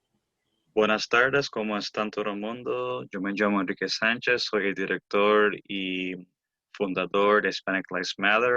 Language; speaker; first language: Spanish; early bilingual, heritage; English